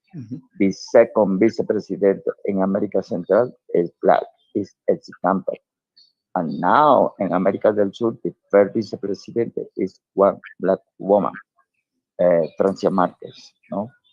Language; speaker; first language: English; non-native, learner; Spanish